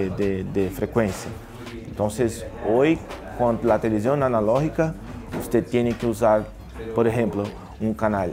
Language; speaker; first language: Spanish; non-native, learner; Portuguese